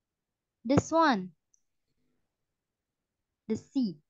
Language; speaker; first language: English; non-native, fluent; Indonesian